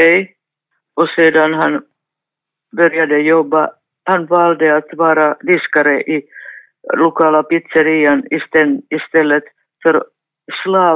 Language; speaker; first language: Swedish; non-native, fluent; Finnish